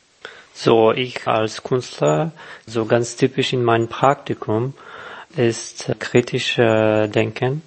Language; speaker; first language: German; non-native, learner; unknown